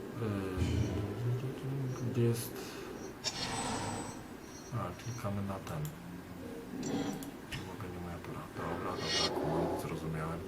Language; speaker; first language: Polish; native; Polish